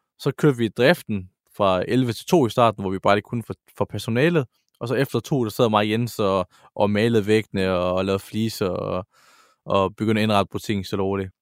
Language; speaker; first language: Danish; early bilingual, other home language; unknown